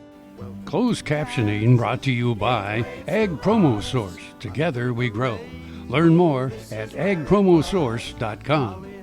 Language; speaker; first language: English; native; English